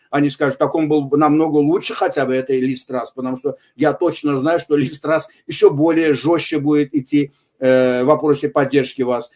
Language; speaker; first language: Russian; non-native, local second language; Azerbaijani